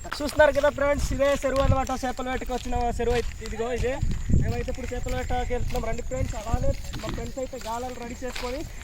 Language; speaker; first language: Telugu; non-native, local second language; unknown